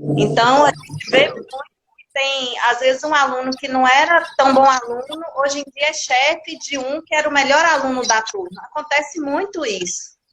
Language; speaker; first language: Portuguese; native; Portuguese